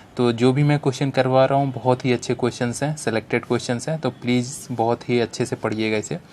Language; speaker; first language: Hindi; native; Hindi